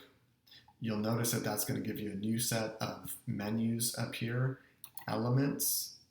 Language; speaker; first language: English; native; English